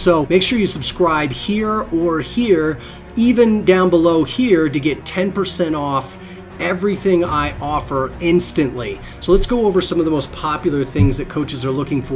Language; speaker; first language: English; native; English